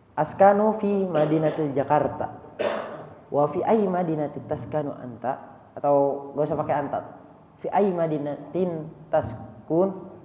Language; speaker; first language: Indonesian; native; Indonesian